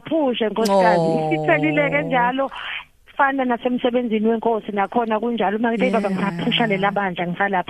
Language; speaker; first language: English; non-native, local second language; Zulu